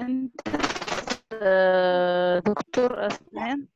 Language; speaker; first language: English; non-native, learner; Arabic